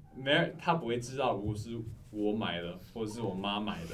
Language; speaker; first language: Chinese; early bilingual, other home language; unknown